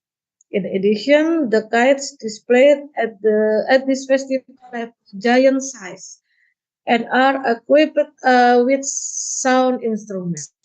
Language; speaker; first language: English; non-native, learner; Indonesian